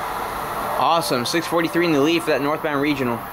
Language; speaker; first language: English; native; English